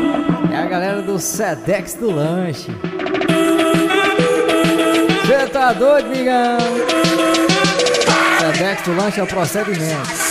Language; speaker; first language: Portuguese; native; Portuguese